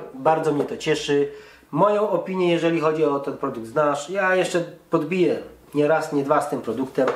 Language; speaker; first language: Polish; native; Polish